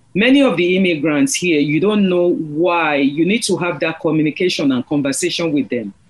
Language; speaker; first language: English; non-native, local second language; Yoruba